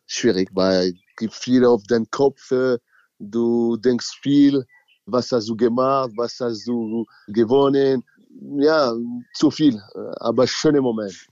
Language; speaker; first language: German; non-native, learner; French